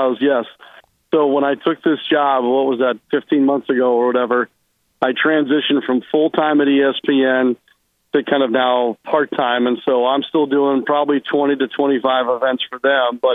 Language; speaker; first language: English; native; English